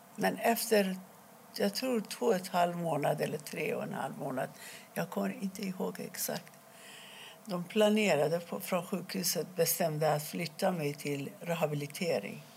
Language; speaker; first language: Swedish; non-native, fluent; Persian